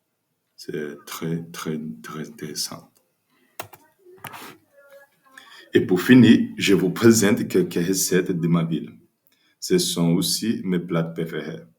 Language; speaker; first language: French; non-native, learner; Portuguese